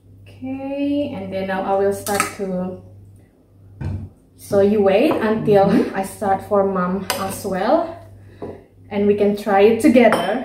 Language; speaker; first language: English; non-native, learner; Indonesian